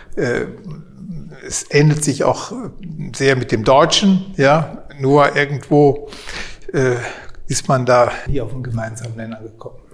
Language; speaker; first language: German; native; German